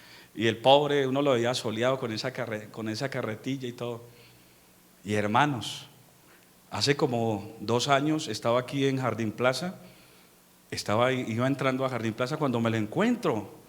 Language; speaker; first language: Spanish; native; Spanish